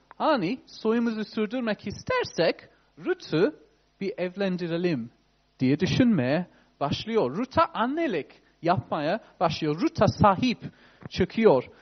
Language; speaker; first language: Turkish; non-native, fluent; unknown